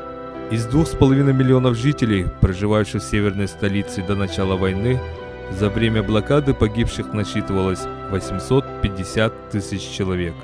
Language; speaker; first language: Russian; native; Russian